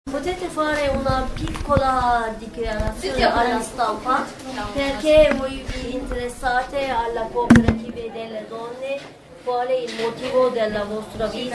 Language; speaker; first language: Italian; non-native, learner; Turkish